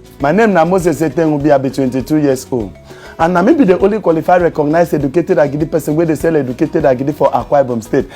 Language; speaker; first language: Nigerian Pidgin; non-native, local second language; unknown